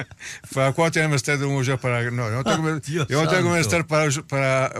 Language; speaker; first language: Spanish; early bilingual, heritage; Spanish